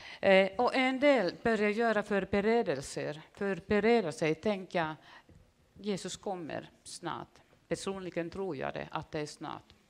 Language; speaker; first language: Swedish; non-native, fluent; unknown